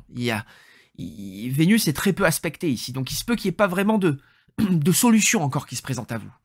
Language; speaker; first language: French; native; French